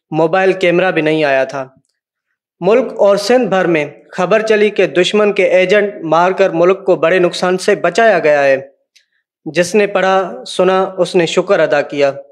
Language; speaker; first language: Urdu; non-native, local second language; Sindhi